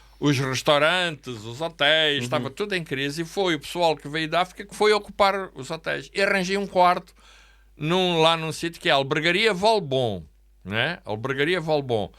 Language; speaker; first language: Portuguese; native; Portuguese